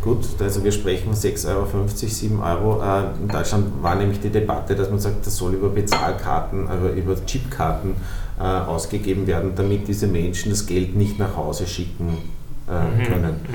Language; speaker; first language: German; native; German